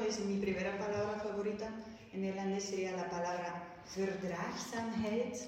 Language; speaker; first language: Spanish; non-native, fluent; Dutch